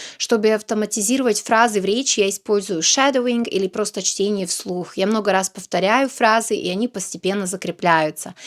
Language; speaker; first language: Russian; non-native, fluent; Serbian